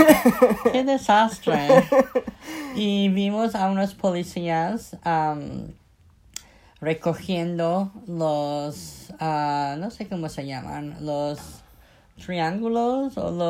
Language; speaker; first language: Spanish; non-native, fluent; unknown